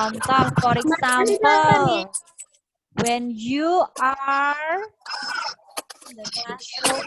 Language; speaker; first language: English; non-native, fluent; Indonesian